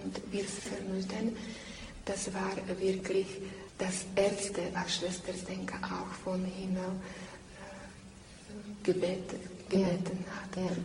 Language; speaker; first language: German; non-native, learner; Slovak